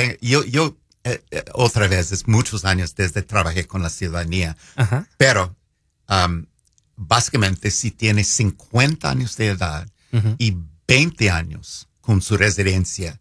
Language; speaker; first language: Spanish; non-native, fluent; English